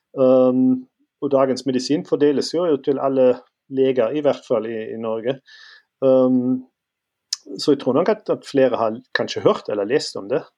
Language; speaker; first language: Norwegian; non-native, fluent; German